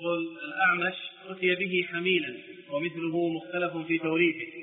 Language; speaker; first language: Arabic; native; Arabic